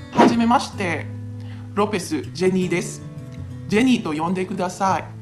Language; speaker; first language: Japanese; non-native, fluent; Filipino